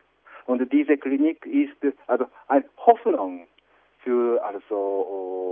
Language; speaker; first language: German; non-native, fluent; Japanese